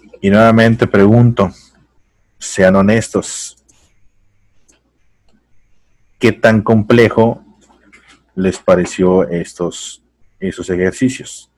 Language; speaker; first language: Spanish; native; Spanish